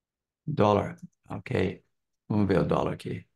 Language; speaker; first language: Portuguese; non-native, fluent; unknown